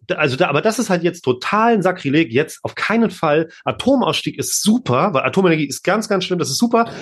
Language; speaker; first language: German; native; German